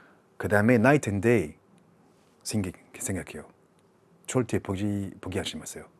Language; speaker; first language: Korean; non-native, learner; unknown